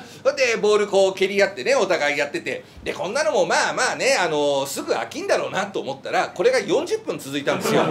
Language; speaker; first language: Japanese; native; Japanese